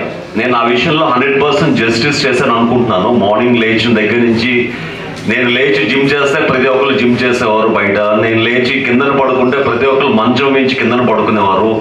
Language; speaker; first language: Telugu; native; Telugu